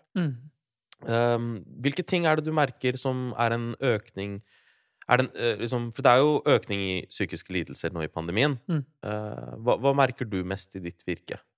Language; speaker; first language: Norwegian; early bilingual, other home language; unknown